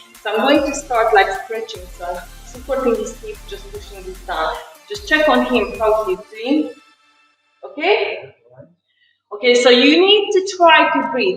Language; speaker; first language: English; non-native, fluent; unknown